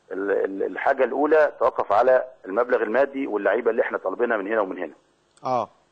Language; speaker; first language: Arabic; native; Arabic